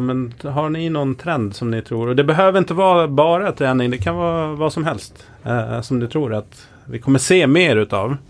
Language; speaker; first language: Swedish; native; Swedish